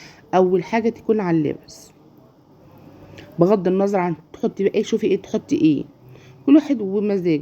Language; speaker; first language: Arabic; native; Arabic